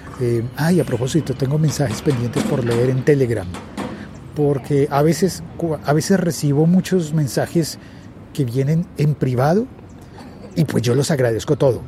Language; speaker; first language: Spanish; native; Spanish